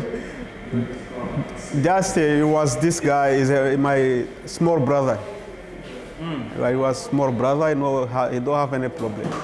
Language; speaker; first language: English; non-native, learner; Kinyarwanda